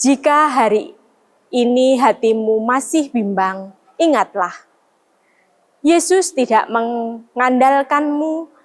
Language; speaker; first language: Indonesian; native; Indonesian